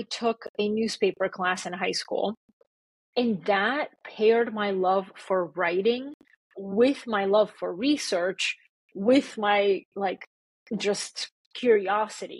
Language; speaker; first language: English; early bilingual, other home language; Bulgarian